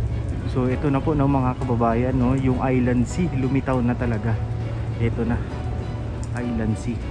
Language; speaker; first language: Filipino; native; Filipino